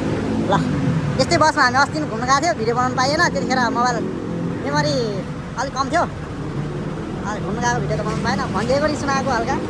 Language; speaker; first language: Nepali; native; Nepali